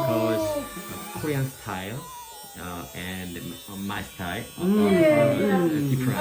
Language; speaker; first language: English; non-native, learner; Korean